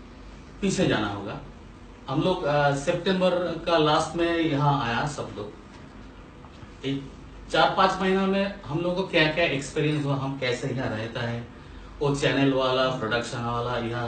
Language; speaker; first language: Hindi; non-native, local second language; Bangla